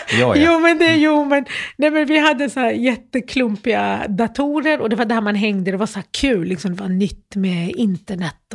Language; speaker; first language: Swedish; early bilingual, other home language; Arabic